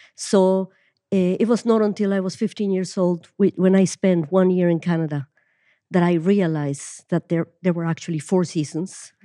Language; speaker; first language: English; non-native, fluent; Spanish